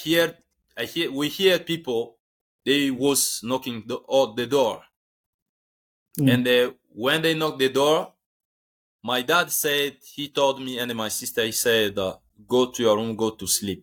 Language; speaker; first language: English; non-native, learner; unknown